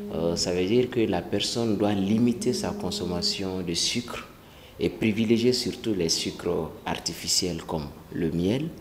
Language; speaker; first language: French; non-native, local second language; Bambara